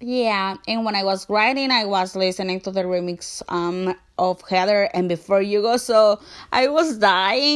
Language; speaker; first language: English; non-native, learner; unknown